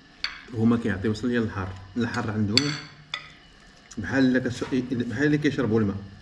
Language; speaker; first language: Arabic; native; Arabic